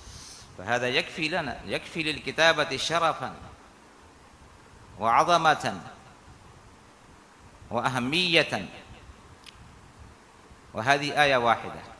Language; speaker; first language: Arabic; non-native, fluent; Urdu